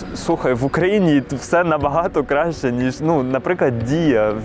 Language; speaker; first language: Ukrainian; non-native, fluent; French